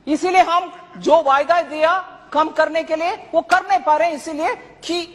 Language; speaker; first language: Hindi; non-native, local second language; Tamil